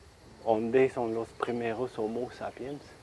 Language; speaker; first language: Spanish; non-native, learner; French